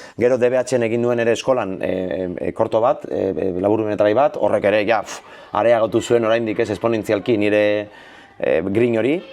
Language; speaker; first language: Basque; native; Basque